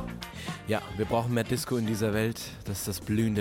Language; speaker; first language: German; native; German